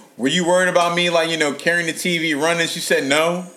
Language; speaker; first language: English; native; English